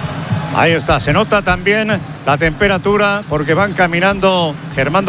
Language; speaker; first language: Spanish; native; Spanish